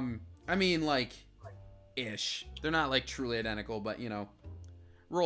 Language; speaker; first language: English; native; English